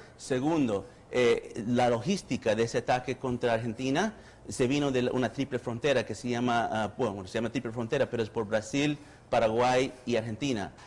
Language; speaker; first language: Spanish; early bilingual, heritage; Spanish